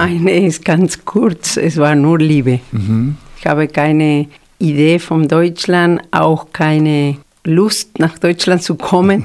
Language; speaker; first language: German; non-native, fluent; Spanish